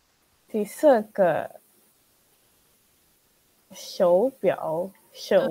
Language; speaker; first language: Chinese; non-native, learner; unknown